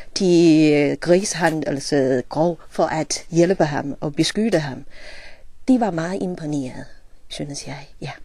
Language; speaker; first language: Danish; non-native, fluent; Chinese